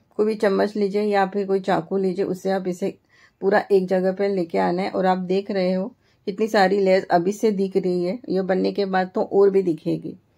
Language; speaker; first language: Hindi; non-native, local second language; Marathi